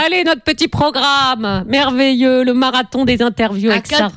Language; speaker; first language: French; native; French